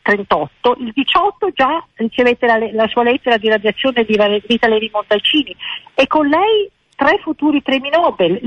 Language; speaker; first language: Italian; native; Italian